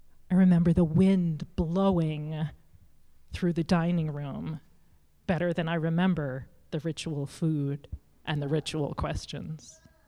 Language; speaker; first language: English; native; English